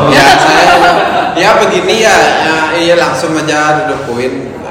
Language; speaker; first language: Indonesian; non-native, local second language; Balinese